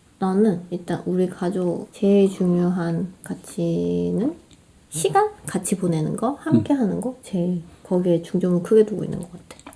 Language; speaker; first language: Korean; native; Korean